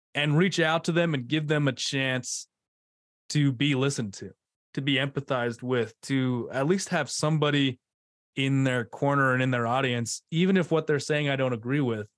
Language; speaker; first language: English; native; English